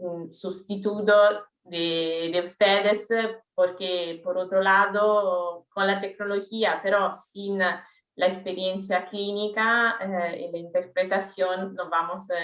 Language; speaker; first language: Spanish; non-native, fluent; Italian